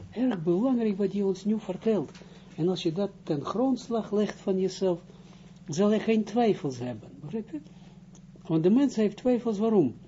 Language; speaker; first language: Dutch; non-native, fluent; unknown